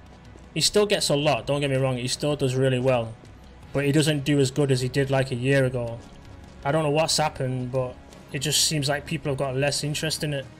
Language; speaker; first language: English; native; English